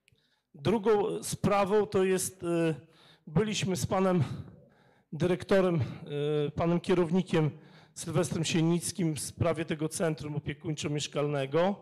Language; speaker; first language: Polish; native; Polish